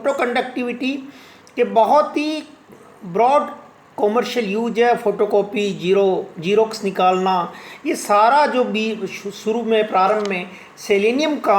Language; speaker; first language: Hindi; native; Hindi